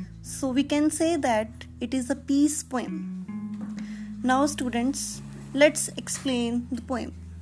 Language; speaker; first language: English; non-native, local second language; Punjabi